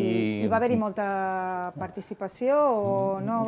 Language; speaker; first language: Catalan; native; Catalan